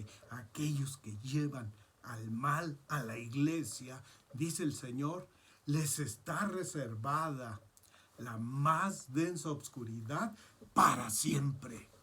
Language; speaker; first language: Spanish; native; Spanish